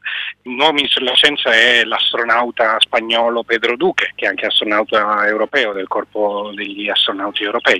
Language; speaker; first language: Italian; native; Italian